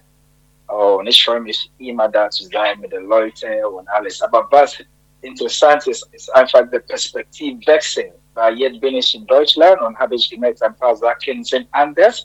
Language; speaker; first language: German; non-native, fluent; Akan